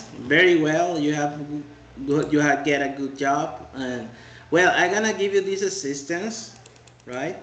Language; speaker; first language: English; non-native, fluent; Spanish